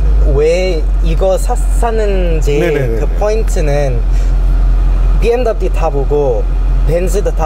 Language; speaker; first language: Korean; non-native, learner; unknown